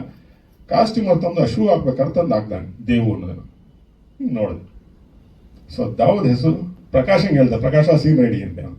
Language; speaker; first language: Kannada; native; Kannada